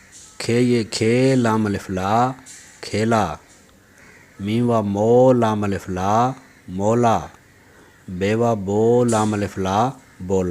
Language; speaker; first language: Urdu; native; Urdu